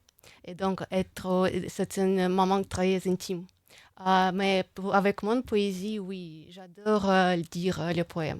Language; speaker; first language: French; non-native, fluent; Russian